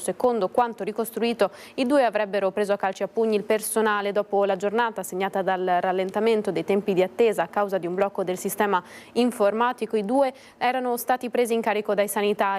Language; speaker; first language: Italian; native; Italian